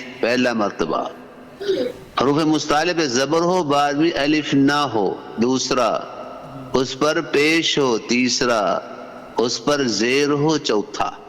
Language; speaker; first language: Urdu; non-native, local second language; Punjabi